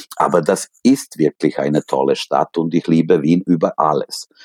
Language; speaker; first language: German; non-native, fluent; Serbian